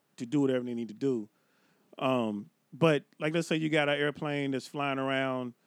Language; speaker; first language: English; native; English